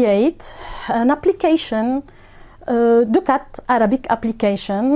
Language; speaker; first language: English; non-native, fluent; Arabic